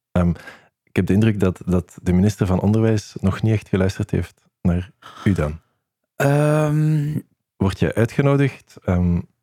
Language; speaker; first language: Dutch; native; Dutch